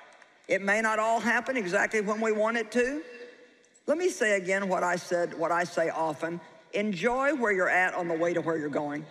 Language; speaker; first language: English; native; English